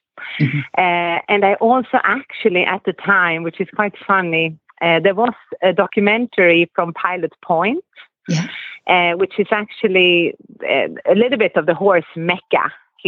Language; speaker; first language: English; non-native, fluent; Swedish